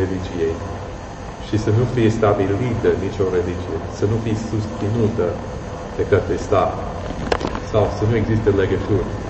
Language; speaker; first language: Romanian; non-native, fluent; English